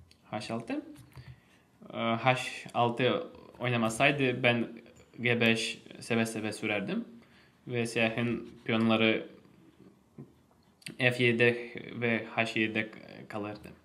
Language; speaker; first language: Turkish; non-native, fluent; Russian